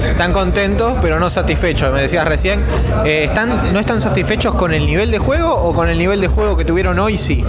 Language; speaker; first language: Spanish; native; Spanish